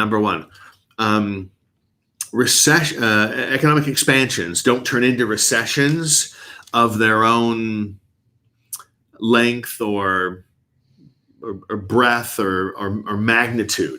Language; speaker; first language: English; native; English